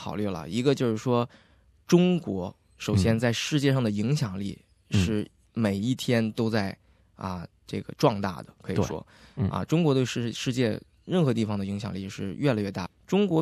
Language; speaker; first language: Chinese; native; Chinese